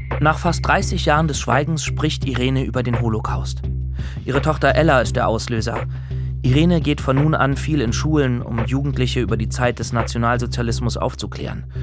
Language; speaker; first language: German; native; German